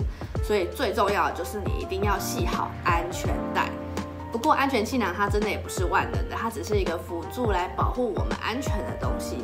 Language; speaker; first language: Chinese; native; Chinese